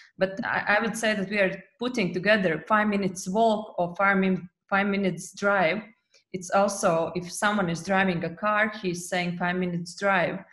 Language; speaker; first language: English; non-native, fluent; Latvian